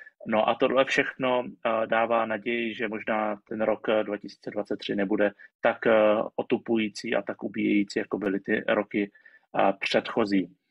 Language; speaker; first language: Czech; native; Czech